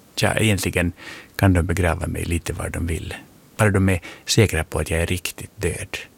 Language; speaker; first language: Swedish; native; Swedish